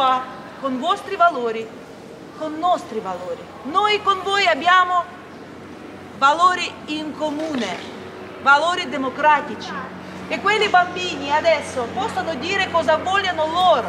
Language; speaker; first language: Italian; non-native, learner; Ukrainian